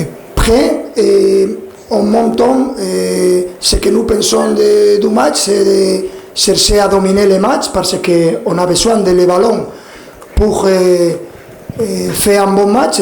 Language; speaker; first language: French; non-native, fluent; Spanish